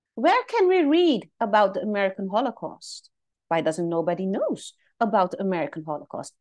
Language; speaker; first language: English; non-native, fluent; Dutch